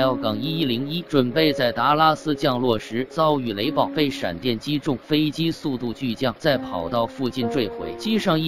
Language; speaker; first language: Chinese; native; Chinese